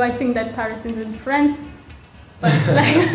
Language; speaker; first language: English; non-native, fluent; French